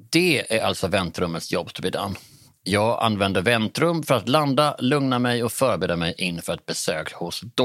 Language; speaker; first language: Swedish; native; Swedish